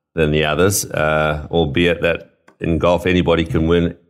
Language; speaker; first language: English; native; English